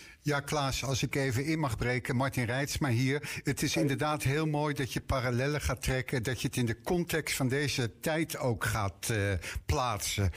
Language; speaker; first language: Dutch; native; Dutch